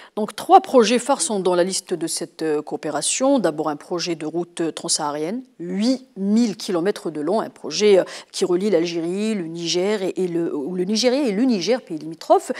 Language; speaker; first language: French; non-native, local second language; Arabic